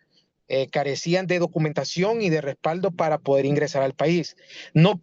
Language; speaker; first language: Spanish; native; Spanish